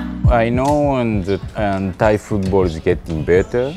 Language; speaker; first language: English; non-native, learner; Japanese